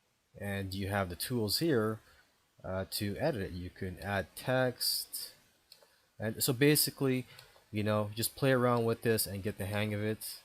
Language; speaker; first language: English; native; English